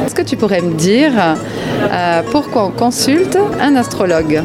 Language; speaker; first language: French; native; French